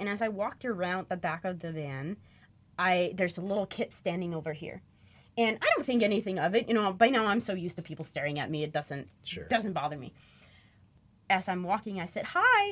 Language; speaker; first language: English; native; English